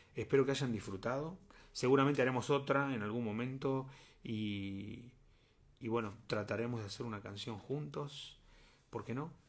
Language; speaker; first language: Spanish; native; Spanish